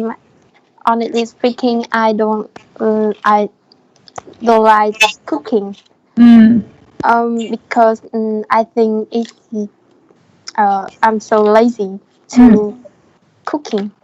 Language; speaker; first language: English; non-native, learner; Vietnamese